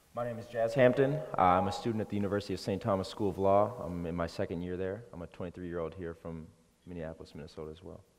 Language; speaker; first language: English; native; English